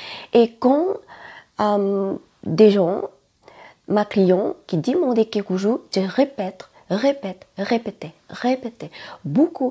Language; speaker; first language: French; non-native, learner; Thai